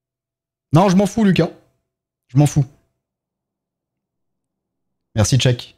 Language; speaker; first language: French; native; French